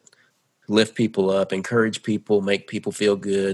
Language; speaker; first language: English; native; English